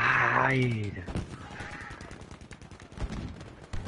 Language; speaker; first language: German; native; German